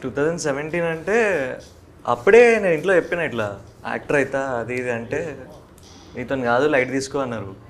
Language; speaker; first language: Telugu; native; Telugu